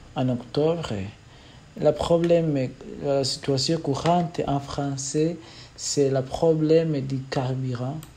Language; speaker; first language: French; non-native, learner; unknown